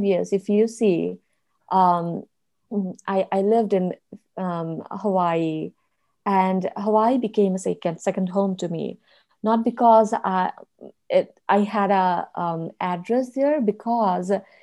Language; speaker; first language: English; non-native, local second language; Bangla